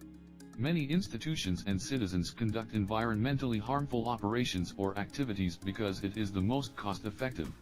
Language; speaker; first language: English; non-native, learner; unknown